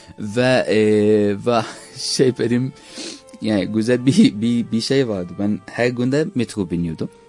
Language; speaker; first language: Turkish; non-native, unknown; Arabic